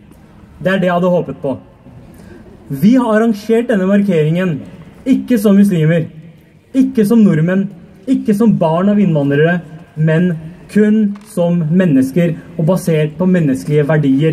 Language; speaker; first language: Norwegian; early bilingual, other home language; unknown